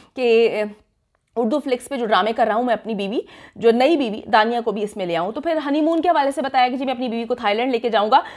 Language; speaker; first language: Urdu; native; Urdu